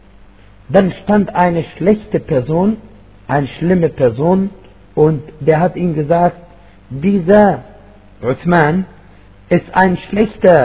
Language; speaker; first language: German; non-native, fluent; Arabic